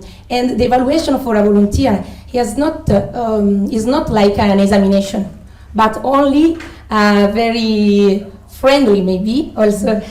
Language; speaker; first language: English; non-native, fluent; Italian